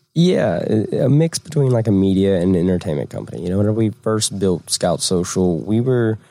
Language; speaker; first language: English; native; English